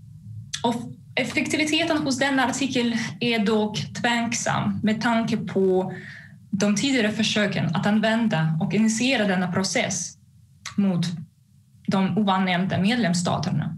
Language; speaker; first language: Swedish; non-native, fluent; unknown